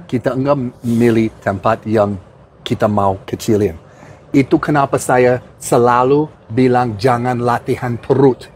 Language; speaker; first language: Indonesian; non-native, fluent; English